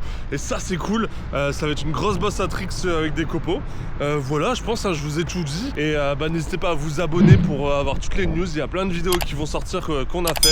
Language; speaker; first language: French; native; French